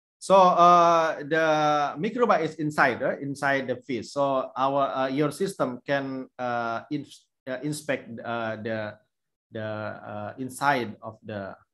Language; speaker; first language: English; non-native, fluent; Indonesian